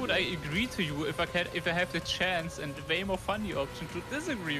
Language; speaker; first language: English; non-native, fluent; German